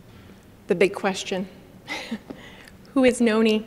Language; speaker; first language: English; native; English